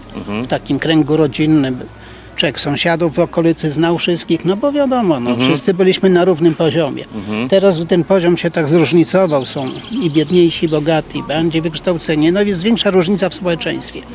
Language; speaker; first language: Polish; native; Polish